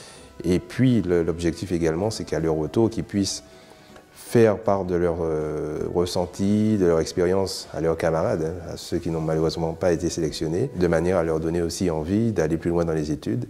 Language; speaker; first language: French; native; French